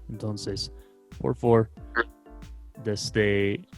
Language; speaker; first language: Spanish; non-native, fluent; English